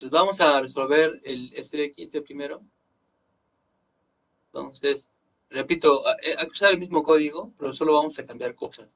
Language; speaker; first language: Spanish; native; Spanish